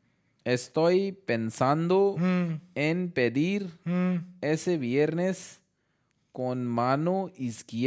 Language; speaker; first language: Spanish; non-native, learner; Hindi